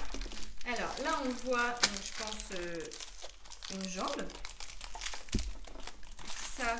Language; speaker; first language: French; native; French